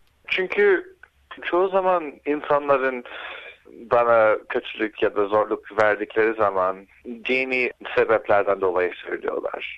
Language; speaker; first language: Turkish; early bilingual, heritage; Turkish